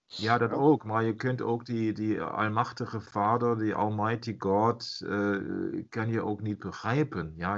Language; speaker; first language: Dutch; non-native, learner; German